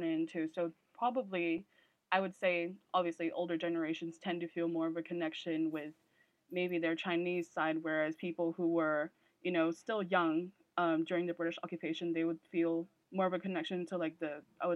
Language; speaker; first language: English; non-native, local second language; Cantonese